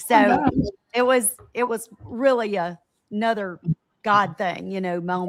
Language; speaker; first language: English; native; English